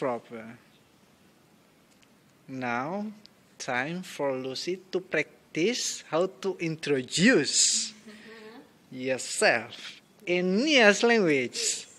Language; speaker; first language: English; non-native, learner; Nias